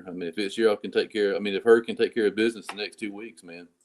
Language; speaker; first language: English; native; English